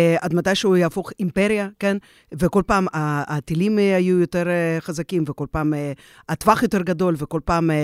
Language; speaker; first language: Hebrew; non-native, fluent; Russian